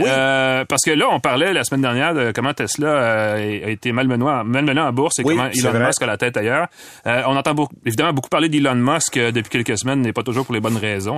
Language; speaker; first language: French; native; French